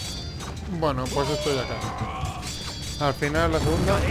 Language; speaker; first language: Spanish; native; Spanish